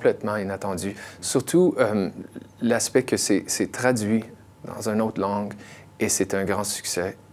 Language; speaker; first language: French; non-native, local second language; English